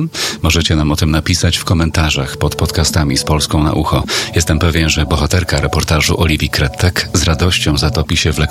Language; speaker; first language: Polish; native; Polish